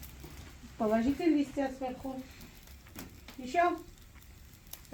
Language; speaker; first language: Russian; non-native, fluent; Georgian